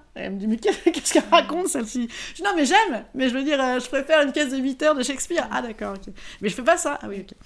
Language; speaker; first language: French; native; French